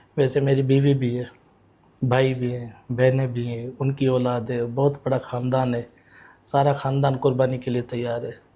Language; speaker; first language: Urdu; non-native, local second language; Sindhi